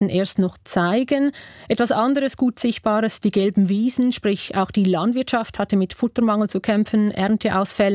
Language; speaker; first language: German; native; German